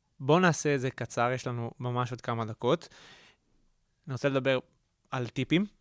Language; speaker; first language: Hebrew; native; Hebrew